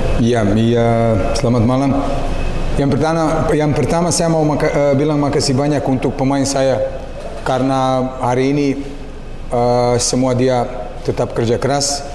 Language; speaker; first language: Indonesian; non-native, learner; Serbian